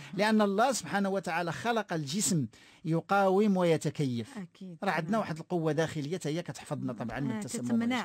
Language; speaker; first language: Arabic; native; Arabic